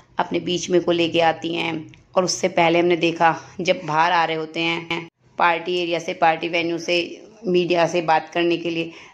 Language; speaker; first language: Hindi; native; Hindi